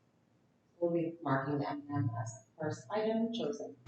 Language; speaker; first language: English; native; English